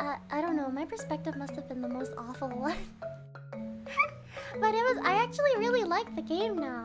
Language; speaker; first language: English; native; English